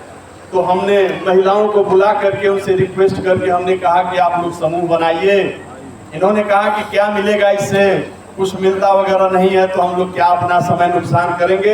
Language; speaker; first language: Hindi; native; Hindi